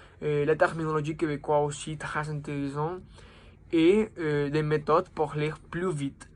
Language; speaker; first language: French; non-native, learner; Spanish